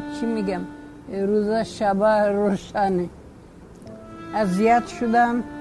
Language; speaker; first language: Persian; early bilingual, other home language; Polish